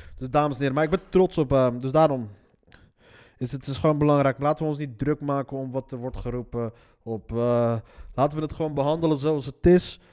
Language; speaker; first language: Dutch; early bilingual, other home language; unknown